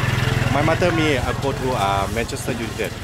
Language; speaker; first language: English; non-native, learner; Thai